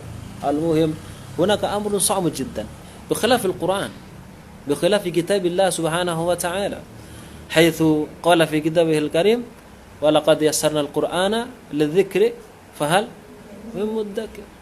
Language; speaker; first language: Arabic; non-native, fluent; Indonesian